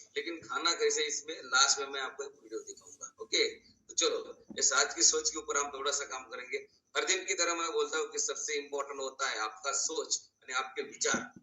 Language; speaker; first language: Hindi; non-native, local second language; Marathi